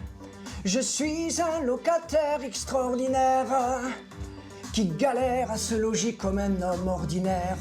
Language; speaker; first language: French; native; French